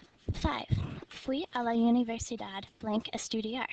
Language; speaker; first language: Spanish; non-native, learner; English